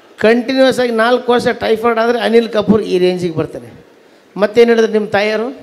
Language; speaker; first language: Kannada; native; Kannada